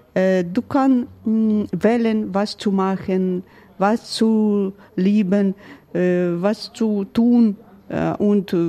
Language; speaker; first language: German; non-native, learner; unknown